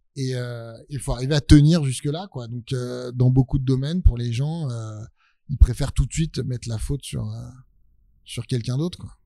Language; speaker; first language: French; native; French